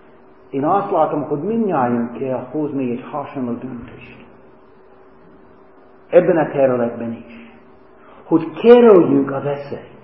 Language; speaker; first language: Hungarian; non-native, fluent; English